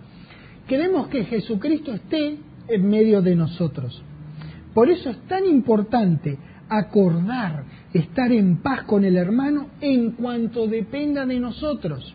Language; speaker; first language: Spanish; native; Spanish